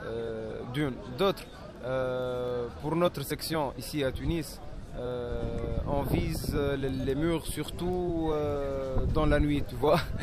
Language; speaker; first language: French; non-native, local second language; Arabic